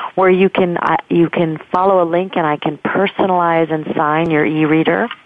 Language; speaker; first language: English; native; English